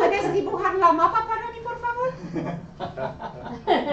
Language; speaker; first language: Spanish; non-native, learner; English